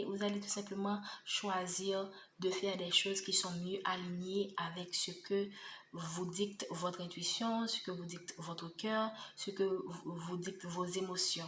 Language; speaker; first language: French; native; French